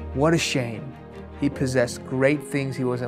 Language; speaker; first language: English; early bilingual, other home language; Persian